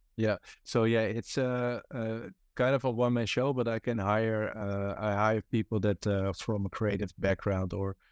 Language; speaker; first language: English; non-native, fluent; Dutch